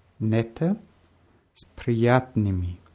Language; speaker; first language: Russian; non-native, learner; German